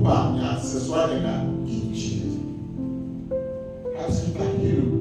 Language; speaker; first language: Indonesian; non-native, fluent; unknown